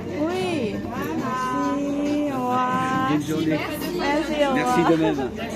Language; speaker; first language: French; non-native, learner; Thai